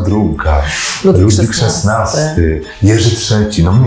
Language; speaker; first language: Polish; native; Polish